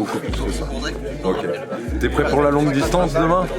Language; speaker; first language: French; native; French